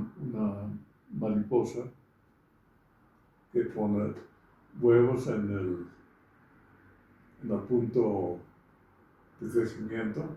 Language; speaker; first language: Spanish; non-native, fluent; Dutch